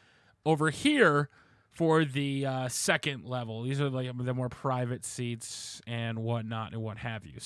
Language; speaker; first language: English; native; English